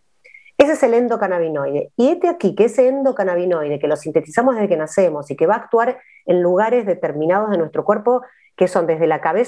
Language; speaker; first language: Spanish; native; Spanish